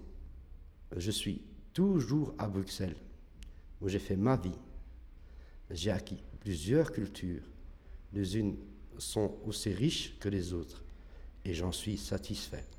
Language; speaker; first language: French; early bilingual, other home language; Arabic